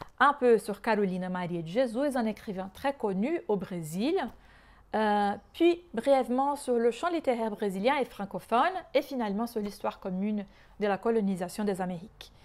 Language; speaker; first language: French; non-native, fluent; Portuguese